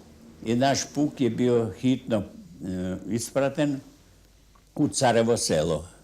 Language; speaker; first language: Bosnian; non-native, fluent; Russian